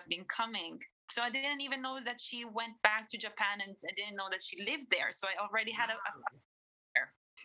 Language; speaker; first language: English; non-native, fluent; Italian